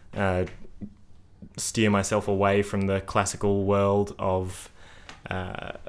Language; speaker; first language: English; native; English